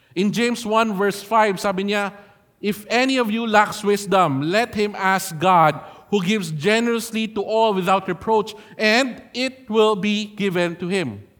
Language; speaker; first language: English; non-native, local second language; Filipino